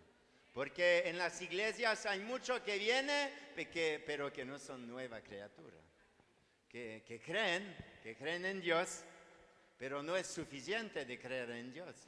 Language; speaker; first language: Spanish; non-native, learner; French